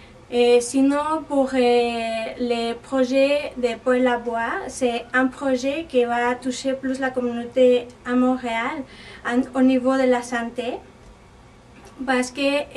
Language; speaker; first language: French; non-native, fluent; Spanish